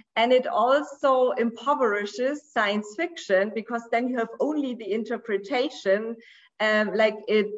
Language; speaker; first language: English; non-native, fluent; Portuguese